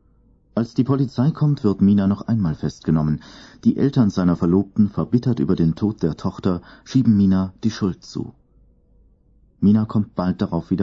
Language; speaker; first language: German; native; German